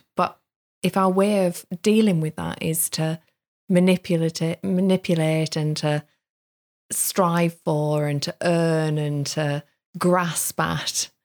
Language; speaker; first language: English; native; English